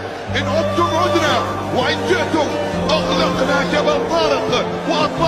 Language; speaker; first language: Arabic; native; Arabic